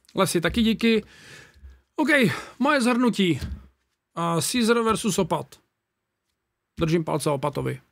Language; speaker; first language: Czech; native; Czech